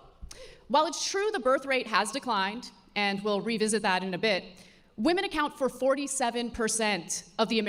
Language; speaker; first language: English; native; English